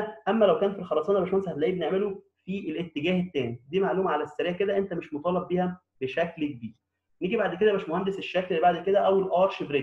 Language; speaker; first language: Arabic; native; Arabic